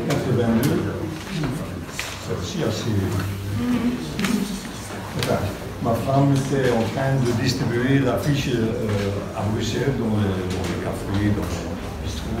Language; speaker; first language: French; non-native, local second language; Dutch